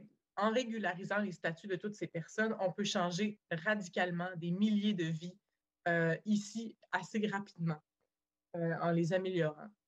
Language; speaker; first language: French; native; French